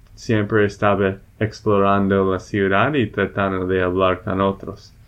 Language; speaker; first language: Spanish; non-native, fluent; English